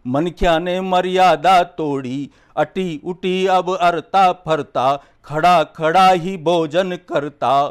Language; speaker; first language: Hindi; native; Hindi